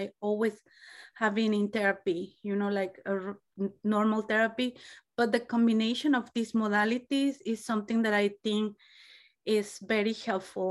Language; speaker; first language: English; non-native, fluent; Spanish